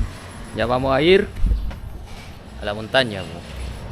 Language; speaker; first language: Spanish; non-native, fluent; Indonesian